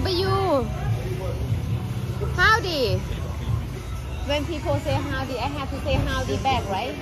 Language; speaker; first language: English; non-native, learner; Thai